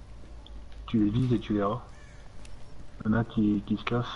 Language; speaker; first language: French; native; French